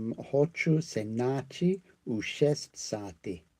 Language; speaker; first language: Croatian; non-native, learner; English